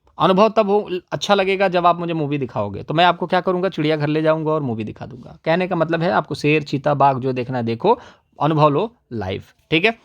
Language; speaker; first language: Hindi; native; Hindi